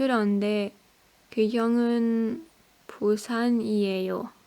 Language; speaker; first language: Korean; non-native, learner; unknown